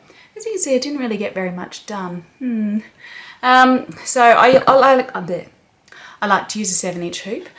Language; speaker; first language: English; native; English